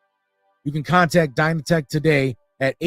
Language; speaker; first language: English; native; English